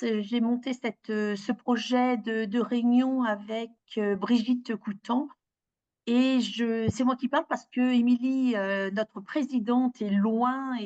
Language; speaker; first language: French; native; French